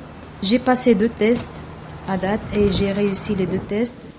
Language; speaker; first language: French; non-native, local second language; Arabic